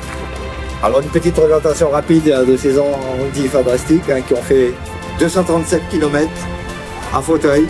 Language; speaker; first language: French; native; French